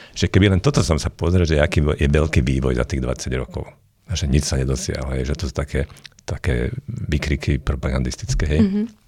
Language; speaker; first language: Slovak; non-native, local second language; Hungarian